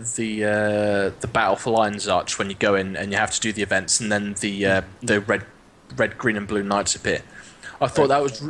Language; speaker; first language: English; native; English